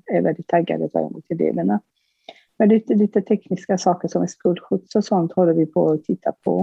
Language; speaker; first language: Swedish; non-native, fluent; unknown